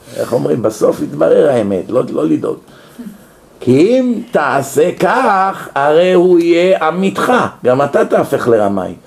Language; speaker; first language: Hebrew; native; Hebrew